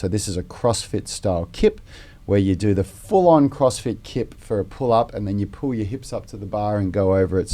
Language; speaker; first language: English; native; English